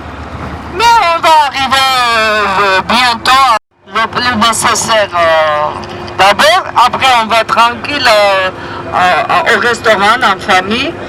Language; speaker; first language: French; non-native, fluent; Georgian